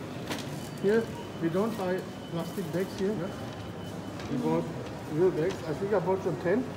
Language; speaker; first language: English; non-native, learner; German